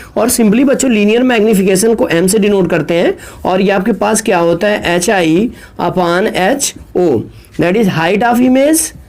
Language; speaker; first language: Hindi; native; Hindi